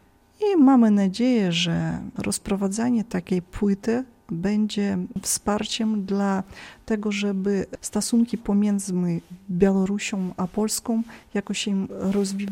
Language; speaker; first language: Polish; early bilingual, heritage; Polish